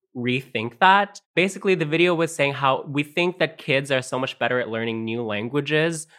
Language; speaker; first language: English; non-native, fluent; Filipino